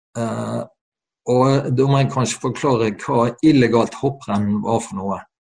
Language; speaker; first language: Norwegian; native; Norwegian